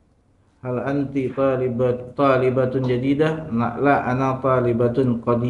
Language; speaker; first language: Arabic; non-native, learner; Indonesian